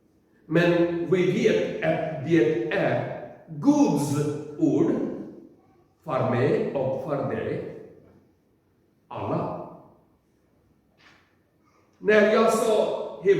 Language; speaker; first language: Swedish; non-native, learner; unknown